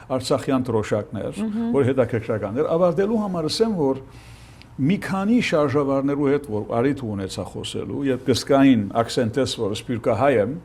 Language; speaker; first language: Armenian; early bilingual, heritage; Armenian